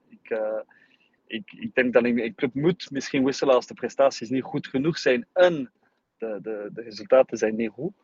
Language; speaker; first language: Dutch; non-native, fluent; English